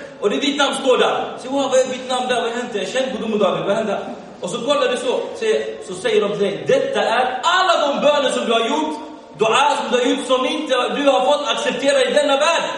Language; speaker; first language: Swedish; early bilingual, other home language; Arabic